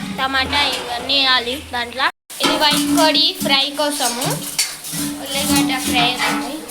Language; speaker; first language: Telugu; non-native, local second language; Tamil